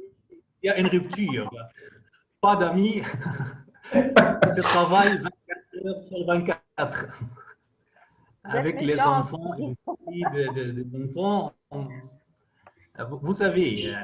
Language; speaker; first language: French; non-native, fluent; Arabic